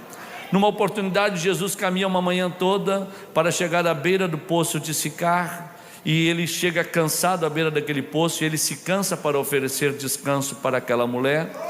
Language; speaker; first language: Portuguese; native; Portuguese